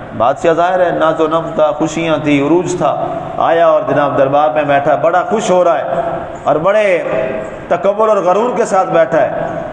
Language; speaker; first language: Urdu; non-native, local second language; Punjabi